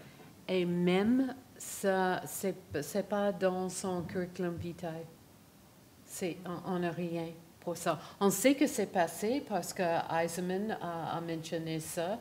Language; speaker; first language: French; non-native, fluent; English